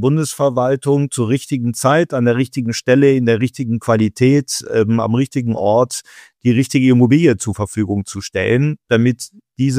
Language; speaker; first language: German; native; German